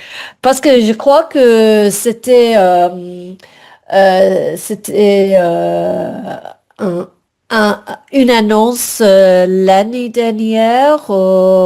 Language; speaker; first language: French; non-native, fluent; English